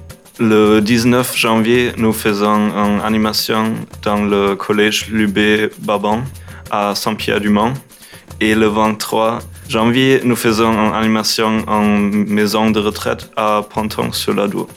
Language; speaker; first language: French; non-native, learner; German